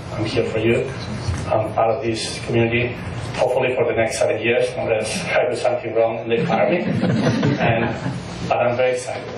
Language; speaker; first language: English; non-native, fluent; Spanish